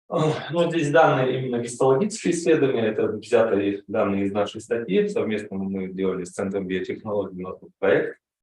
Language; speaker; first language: Russian; native; Russian